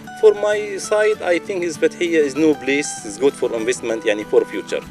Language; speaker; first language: English; non-native, learner; Arabic